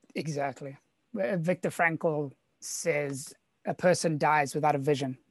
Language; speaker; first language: English; native; English